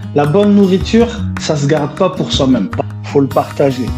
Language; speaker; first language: French; native; French